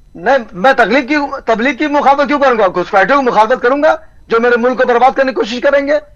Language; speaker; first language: Hindi; native; Hindi